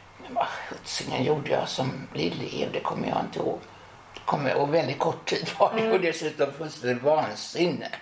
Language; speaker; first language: Swedish; native; Swedish